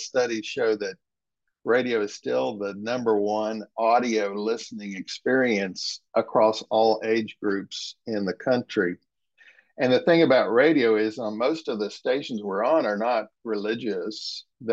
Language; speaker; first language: English; native; English